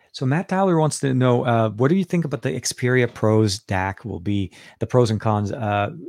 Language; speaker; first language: English; non-native, fluent; Arabic